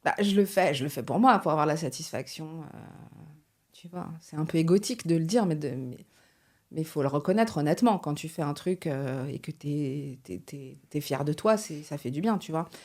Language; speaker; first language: French; early bilingual, other home language; Portuguese